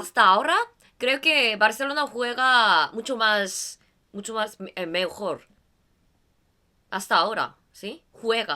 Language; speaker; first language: Spanish; non-native, learner; Korean